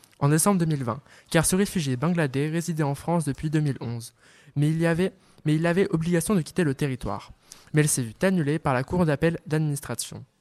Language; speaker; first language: French; native; French